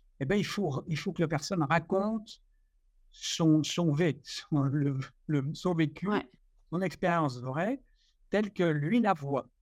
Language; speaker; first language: French; native; French